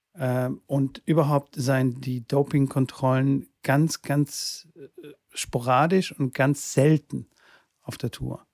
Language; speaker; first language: German; early bilingual, other home language; Bulgarian